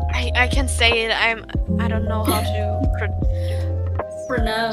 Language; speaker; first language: English; non-native, learner; German